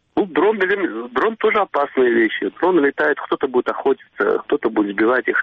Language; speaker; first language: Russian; non-native, local second language; Kyrgyz